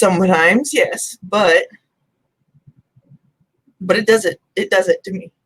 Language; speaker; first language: English; native; English